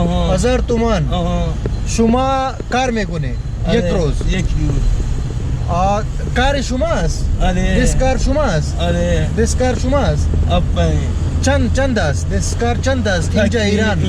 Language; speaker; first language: Persian; non-native, learner; Urdu